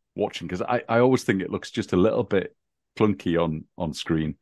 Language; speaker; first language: English; native; English